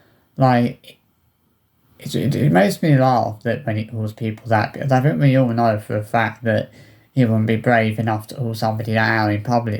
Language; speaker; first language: English; native; English